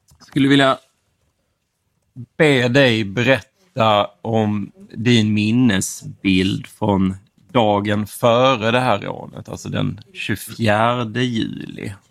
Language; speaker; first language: Swedish; native; Swedish